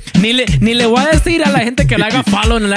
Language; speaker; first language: Spanish; early bilingual, other home language; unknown